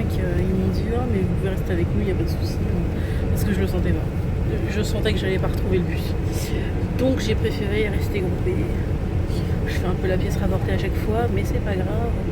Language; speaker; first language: French; native; French